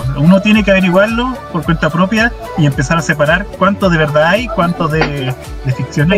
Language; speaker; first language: Spanish; native; Spanish